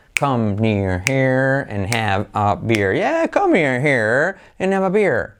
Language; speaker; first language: English; non-native, fluent; Spanish